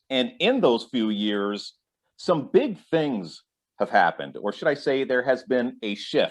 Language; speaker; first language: English; native; English